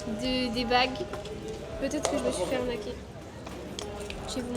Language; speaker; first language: French; native; French